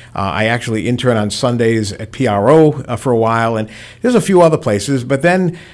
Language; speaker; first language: English; native; English